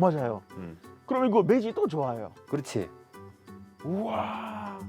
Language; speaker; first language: Korean; non-native, learner; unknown